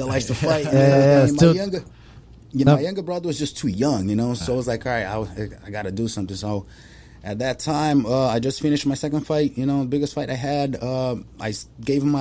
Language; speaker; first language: English; non-native, fluent; Portuguese